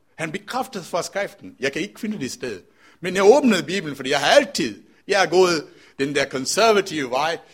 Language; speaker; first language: Danish; non-native, fluent; Sinhala